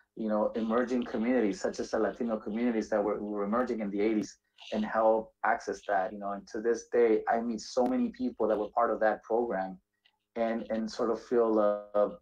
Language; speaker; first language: English; native; English